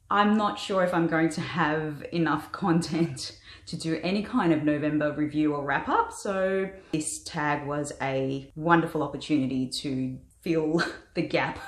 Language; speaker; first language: English; native; English